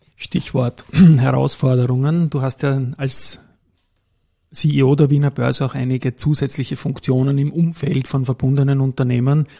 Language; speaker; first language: German; native; German